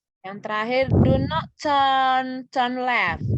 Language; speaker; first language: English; non-native, learner; Indonesian